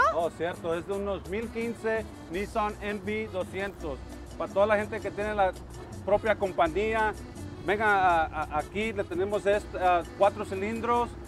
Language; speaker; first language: Spanish; early bilingual, heritage; Spanish